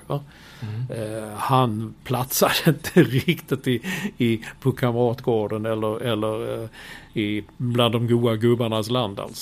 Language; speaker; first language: Swedish; native; Swedish